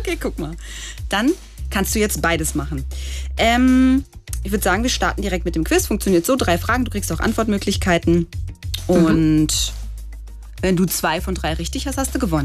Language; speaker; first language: German; native; German